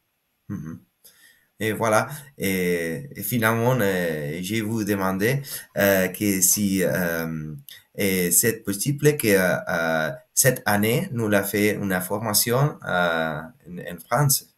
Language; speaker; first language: French; non-native, learner; Spanish